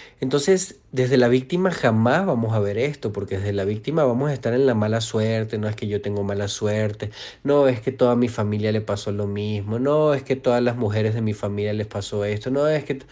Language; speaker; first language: Spanish; native; Spanish